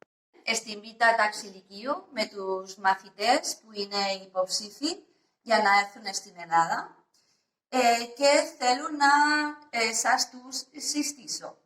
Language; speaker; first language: Greek; non-native, fluent; Spanish